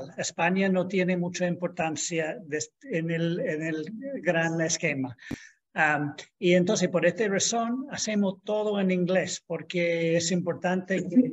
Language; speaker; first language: Spanish; non-native, fluent; English